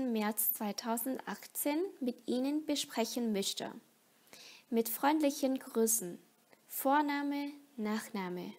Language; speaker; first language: German; non-native, fluent; Vietnamese